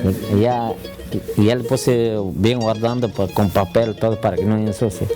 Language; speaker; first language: Spanish; non-native, local second language; Quechua